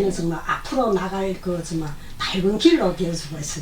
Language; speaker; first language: Korean; native; Korean